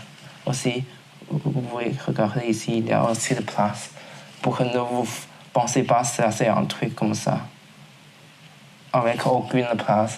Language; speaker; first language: French; non-native, learner; Chinese